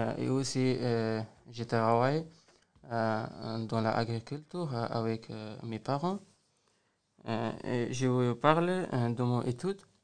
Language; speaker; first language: French; non-native, learner; Persian